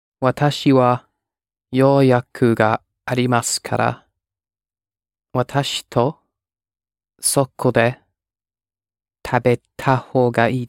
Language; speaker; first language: Japanese; non-native, learner; English